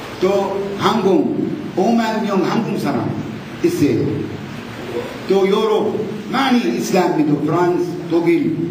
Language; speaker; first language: Korean; non-native, learner; Arabic